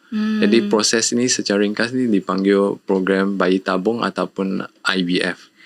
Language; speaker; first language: Malay; non-native, local second language; Chinese